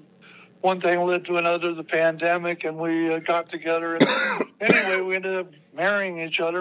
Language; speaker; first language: English; native; English